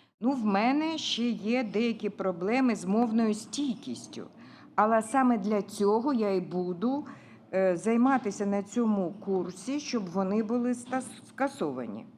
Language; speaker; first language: Ukrainian; non-native, local second language; Russian